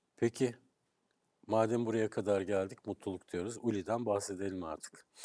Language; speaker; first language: Turkish; native; Turkish